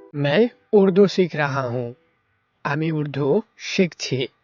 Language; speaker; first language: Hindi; non-native, learner; Bangla